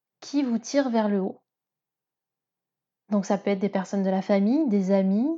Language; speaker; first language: French; native; French